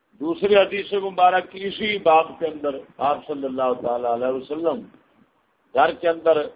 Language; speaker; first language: Urdu; non-native, local second language; Punjabi